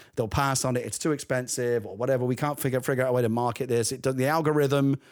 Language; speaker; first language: English; native; English